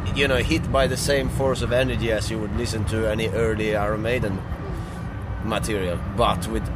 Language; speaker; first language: English; non-native, fluent; Swedish